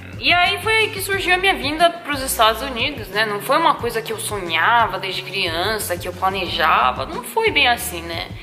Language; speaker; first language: Portuguese; non-native, local second language; Japanese